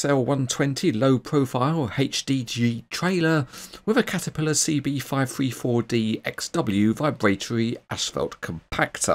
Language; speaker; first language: English; native; English